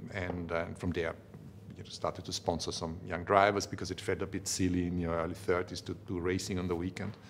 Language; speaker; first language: English; non-native, fluent; German